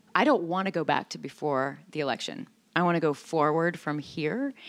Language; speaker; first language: English; native; English